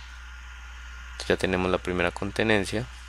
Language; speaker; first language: Spanish; native; Spanish